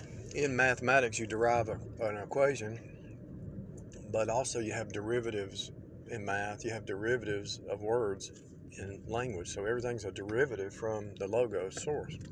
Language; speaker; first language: English; native; English